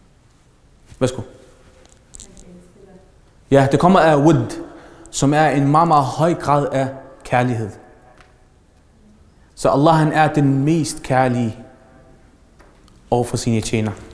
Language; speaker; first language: Danish; early bilingual, other home language; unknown